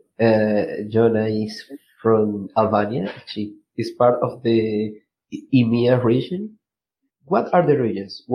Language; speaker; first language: English; non-native, learner; Spanish